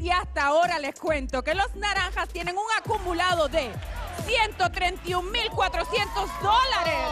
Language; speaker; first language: Spanish; native; Spanish